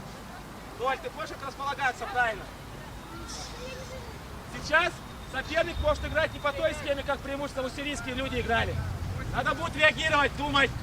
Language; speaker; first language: Russian; native; Russian